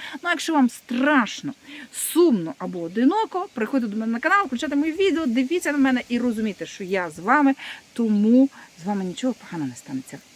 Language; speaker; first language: Ukrainian; non-native, local second language; Russian